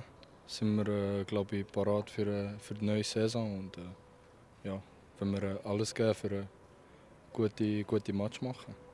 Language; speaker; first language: German; non-native, local second language; French